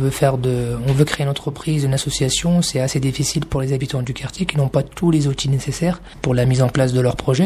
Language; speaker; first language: French; native; French